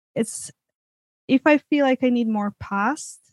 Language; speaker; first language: English; non-native, fluent; Serbian